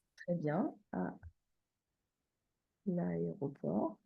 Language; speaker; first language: French; native; French